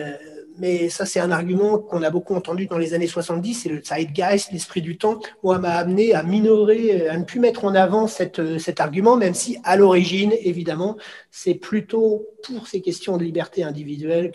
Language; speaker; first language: French; native; French